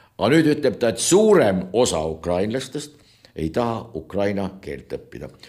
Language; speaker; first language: Estonian; native; Estonian